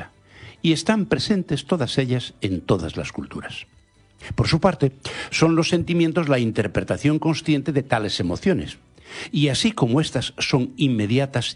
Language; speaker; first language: Spanish; non-native, local second language; Galician